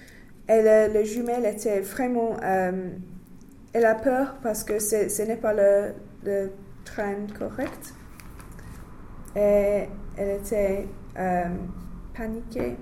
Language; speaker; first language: French; non-native, learner; English